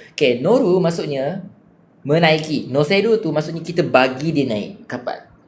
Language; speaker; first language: Malay; native; Malay